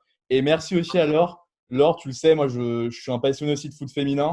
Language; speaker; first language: French; native; French